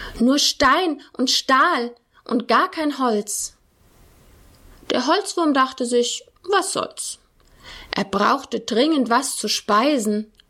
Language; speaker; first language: German; native; German